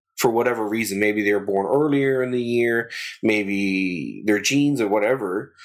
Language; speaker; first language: English; native; English